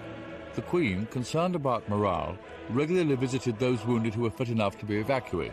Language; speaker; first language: English; native; English